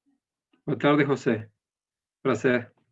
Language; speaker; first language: Portuguese; non-native, fluent; Spanish